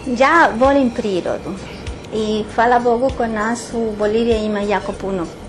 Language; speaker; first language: Serbian; non-native, fluent; Spanish